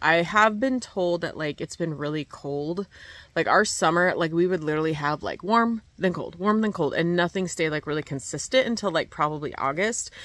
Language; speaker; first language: English; native; English